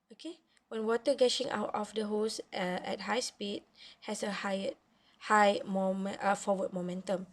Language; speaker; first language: English; non-native, local second language; Malay